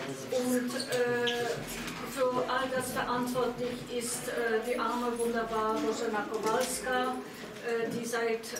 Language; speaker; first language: German; non-native, fluent; Polish